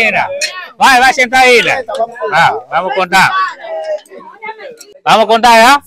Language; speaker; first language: Portuguese; non-native, learner; Vietnamese